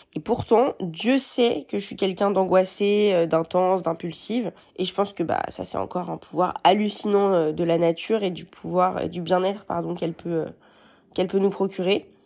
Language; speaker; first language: French; native; French